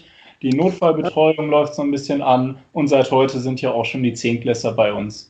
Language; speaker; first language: German; native; German